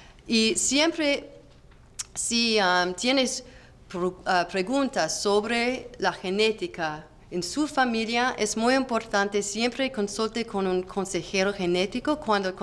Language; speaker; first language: Spanish; non-native, learner; English